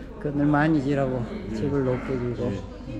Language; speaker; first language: Korean; native; Korean